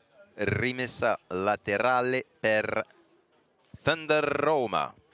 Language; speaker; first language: Italian; non-native, fluent; French